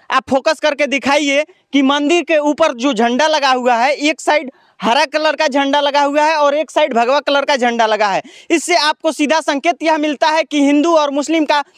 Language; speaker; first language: Hindi; native; Hindi